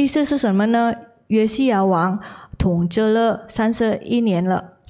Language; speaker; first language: Chinese; non-native, learner; Indonesian